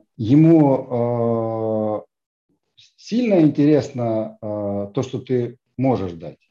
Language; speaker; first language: Russian; native; Russian